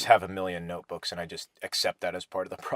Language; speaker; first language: English; native; English